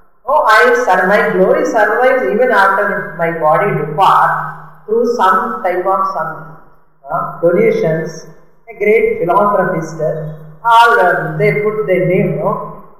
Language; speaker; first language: English; non-native, local second language; Tamil